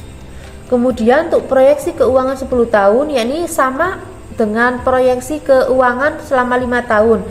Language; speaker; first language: Indonesian; native; Indonesian